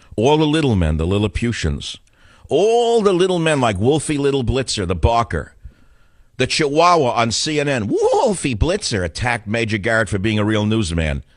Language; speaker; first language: English; native; English